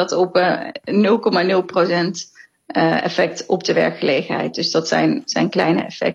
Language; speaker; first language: Dutch; native; Dutch